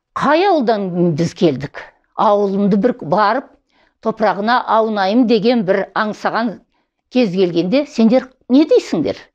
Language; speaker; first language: Kazakh; native; Kazakh